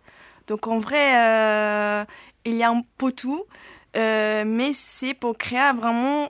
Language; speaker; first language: French; non-native, fluent; Italian